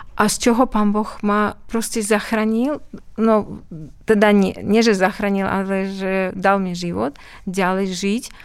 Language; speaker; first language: Slovak; non-native, fluent; Russian